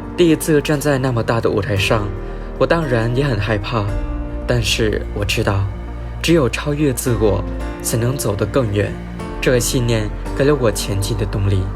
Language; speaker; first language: Chinese; non-native, fluent; Vietnamese